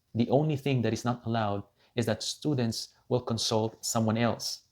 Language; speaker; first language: English; non-native, local second language; Filipino